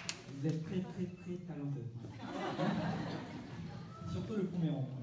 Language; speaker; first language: French; non-native, fluent; Japanese